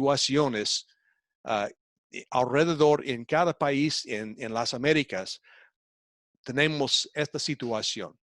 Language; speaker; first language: Spanish; non-native, fluent; English